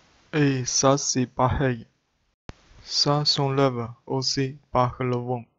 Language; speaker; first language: French; non-native, learner; Chinese